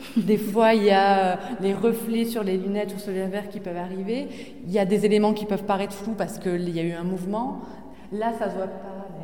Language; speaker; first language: French; native; French